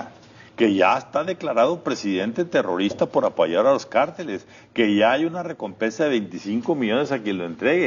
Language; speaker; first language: Spanish; native; Spanish